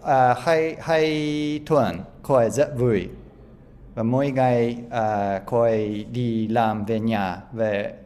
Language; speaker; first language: Vietnamese; non-native, learner; English